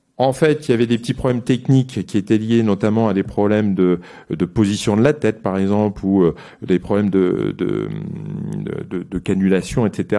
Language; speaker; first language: French; native; French